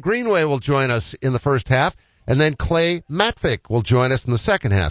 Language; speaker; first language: English; native; English